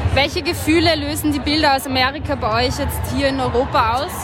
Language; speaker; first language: German; native; German